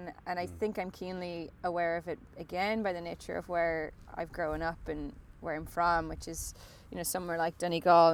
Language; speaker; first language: English; native; English